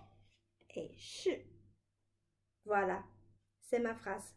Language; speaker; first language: French; non-native, fluent; Chinese